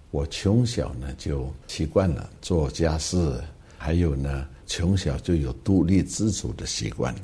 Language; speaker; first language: Chinese; early bilingual, heritage; Hakka Chinese